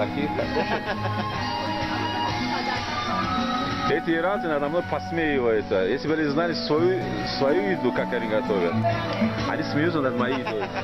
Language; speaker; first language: Russian; non-native, local second language; Tajik